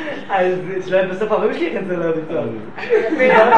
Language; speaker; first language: Hebrew; non-native, learner; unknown